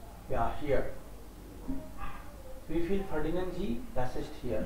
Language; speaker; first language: German; non-native, fluent; Hindi